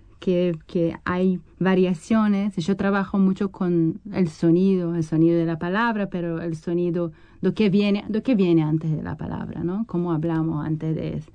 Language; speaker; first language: Spanish; non-native, fluent; Portuguese